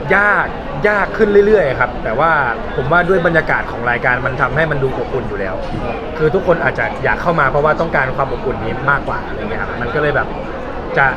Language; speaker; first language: Thai; native; Thai